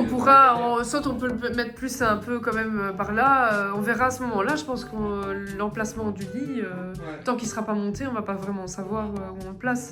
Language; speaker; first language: French; native; French